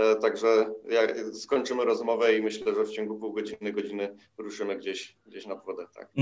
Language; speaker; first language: Polish; native; Polish